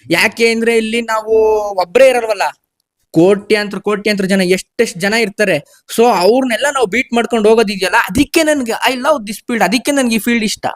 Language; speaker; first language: Kannada; native; Kannada